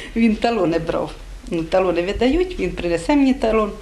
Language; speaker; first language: Ukrainian; native; Ukrainian